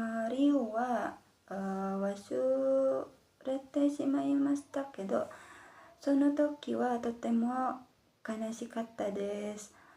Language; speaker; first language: Japanese; non-native, learner; Indonesian